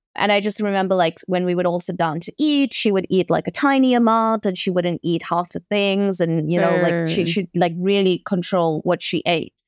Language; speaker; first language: English; native; English